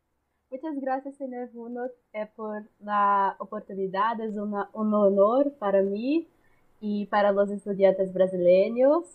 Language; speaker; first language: Spanish; non-native, learner; Portuguese